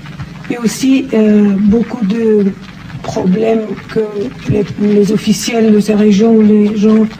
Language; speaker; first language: French; non-native, fluent; Persian